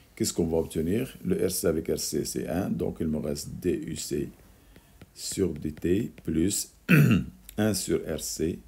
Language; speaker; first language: French; non-native, local second language; Arabic